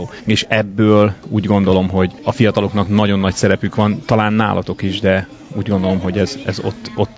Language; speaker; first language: Hungarian; native; Hungarian